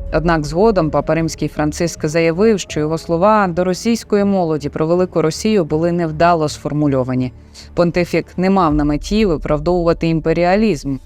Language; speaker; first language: Ukrainian; native; Ukrainian